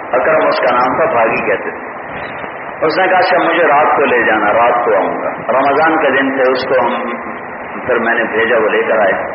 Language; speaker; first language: Urdu; non-native, local second language; Punjabi